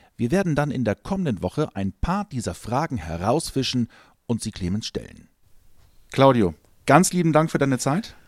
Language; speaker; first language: German; native; German